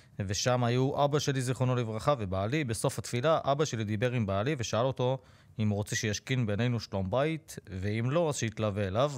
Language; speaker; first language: Hebrew; native; Hebrew